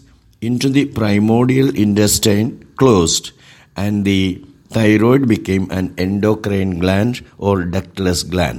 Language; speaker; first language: English; non-native, local second language; Malayalam